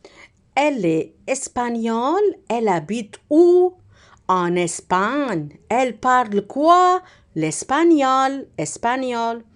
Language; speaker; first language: French; non-native, fluent; Arabic